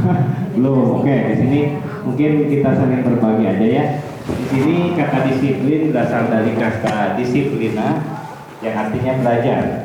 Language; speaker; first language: Indonesian; native; Indonesian